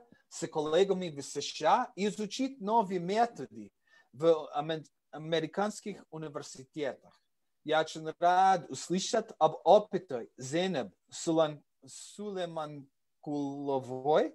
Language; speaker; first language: Russian; non-native, learner; English